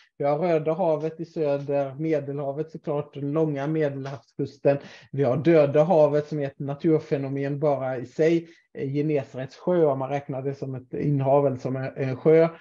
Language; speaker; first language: Swedish; native; Swedish